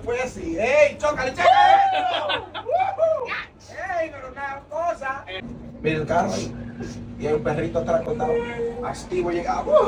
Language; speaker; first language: Spanish; native; Spanish